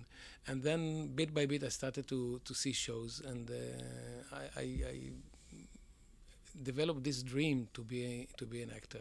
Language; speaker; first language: English; non-native, fluent; Arabic